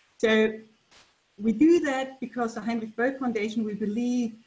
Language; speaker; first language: English; non-native, fluent; German